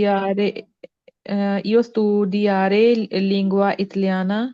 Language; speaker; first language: Italian; non-native, learner; Punjabi